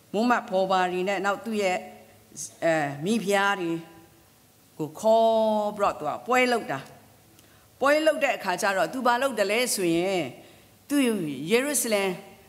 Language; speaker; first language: Burmese; non-native, local second language; Kachin